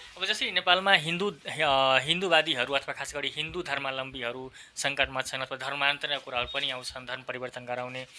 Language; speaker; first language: Nepali; non-native, local second language; Maithili